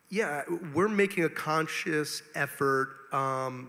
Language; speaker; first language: English; native; English